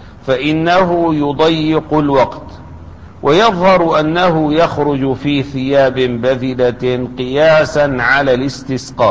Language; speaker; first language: Arabic; native; Arabic